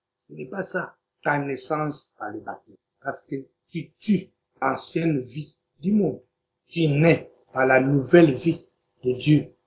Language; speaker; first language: French; non-native, local second language; Lingala